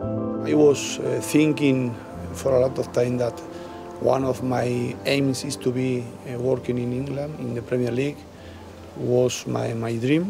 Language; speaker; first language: English; non-native, learner; Spanish